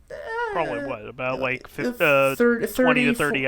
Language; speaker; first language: English; native; English